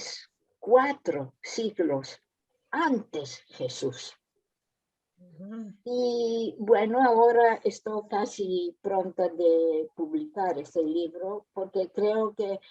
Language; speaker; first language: Spanish; early bilingual, heritage; Spanish